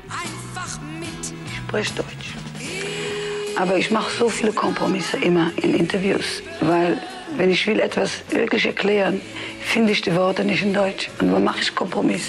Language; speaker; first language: German; non-native, fluent; Hebrew